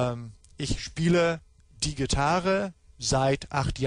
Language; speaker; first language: German; non-native, fluent; English